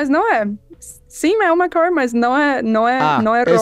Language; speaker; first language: Portuguese; non-native, fluent; English